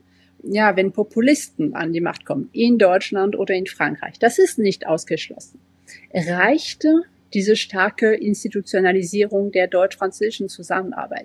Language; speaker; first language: German; non-native, fluent; French